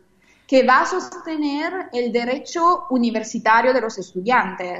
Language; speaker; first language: Spanish; non-native, fluent; Italian